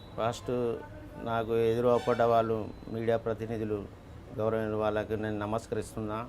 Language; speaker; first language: Telugu; non-native, local second language; Urdu